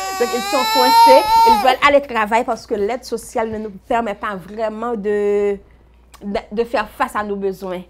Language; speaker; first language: French; non-native, local second language; Haitian Creole